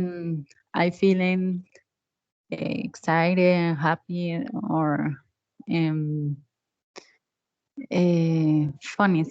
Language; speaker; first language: English; non-native, learner; Spanish